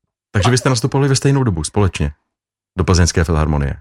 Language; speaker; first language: Czech; native; Czech